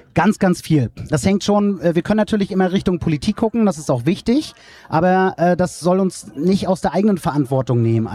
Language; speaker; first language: German; native; German